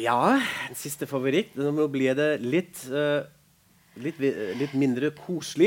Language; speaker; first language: Norwegian; non-native, fluent; German